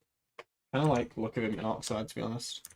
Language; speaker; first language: English; native; English